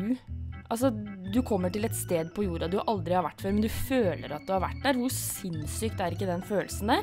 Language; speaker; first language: Norwegian; native; Norwegian